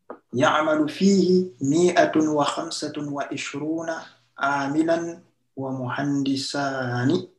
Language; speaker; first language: Arabic; non-native, learner; French